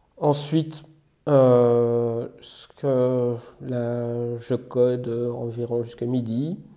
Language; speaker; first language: French; native; French